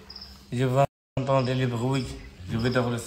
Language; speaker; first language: French; non-native, learner; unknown